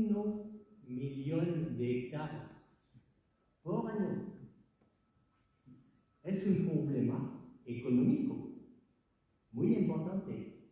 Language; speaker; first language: Spanish; non-native, learner; French